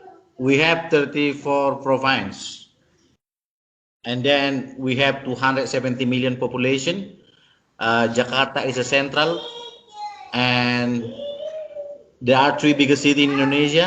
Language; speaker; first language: English; non-native, learner; Indonesian